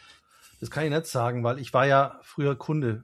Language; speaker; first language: German; native; German